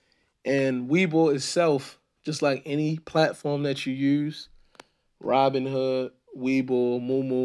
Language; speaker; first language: English; native; English